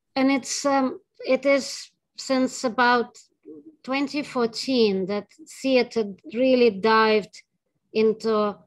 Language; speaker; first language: English; non-native, fluent; Ukrainian